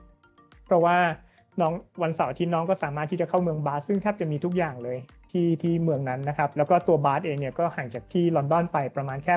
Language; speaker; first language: Thai; native; Thai